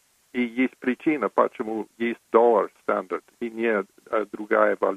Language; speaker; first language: Russian; non-native, fluent; English